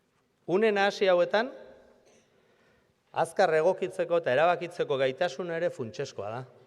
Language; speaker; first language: Basque; native; Basque